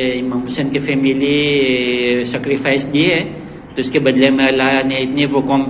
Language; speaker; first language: Hindi; non-native, learner; Gujarati